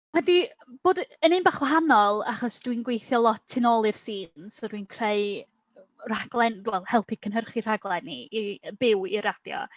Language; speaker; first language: Welsh; native; Welsh